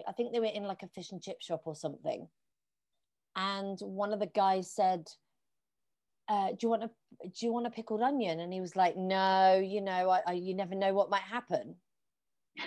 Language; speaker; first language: English; native; English